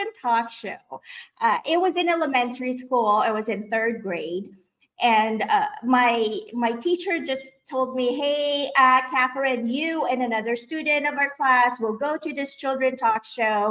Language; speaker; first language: English; non-native, local second language; Filipino